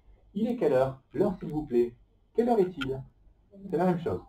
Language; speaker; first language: French; native; French